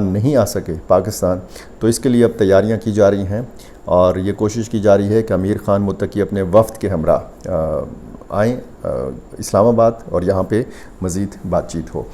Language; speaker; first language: Urdu; native; Urdu